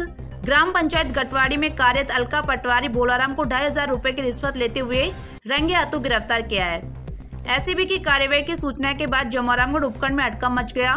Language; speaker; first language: Hindi; native; Hindi